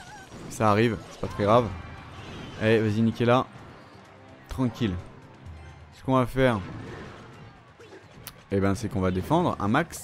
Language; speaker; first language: French; native; French